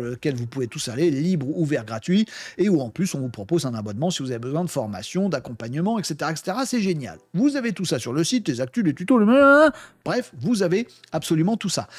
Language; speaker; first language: French; native; French